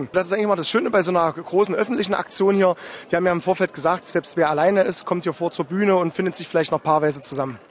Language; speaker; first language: German; native; German